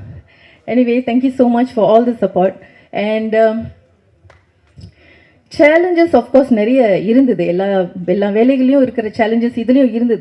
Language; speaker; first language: Tamil; native; Tamil